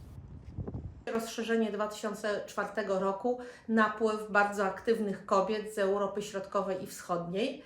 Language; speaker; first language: Polish; native; Polish